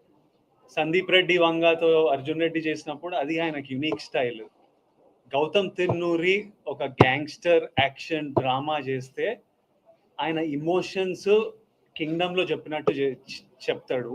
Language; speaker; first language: Telugu; native; Telugu